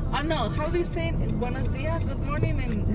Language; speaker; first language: English; non-native, learner; Spanish